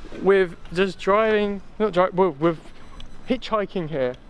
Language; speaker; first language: English; native; English